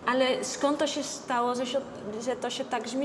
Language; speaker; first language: Polish; non-native, learner; Dutch